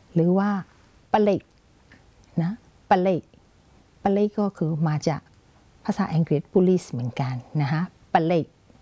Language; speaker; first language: Thai; non-native, fluent; Burmese